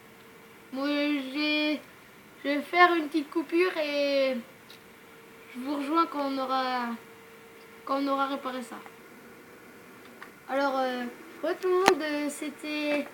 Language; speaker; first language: French; native; French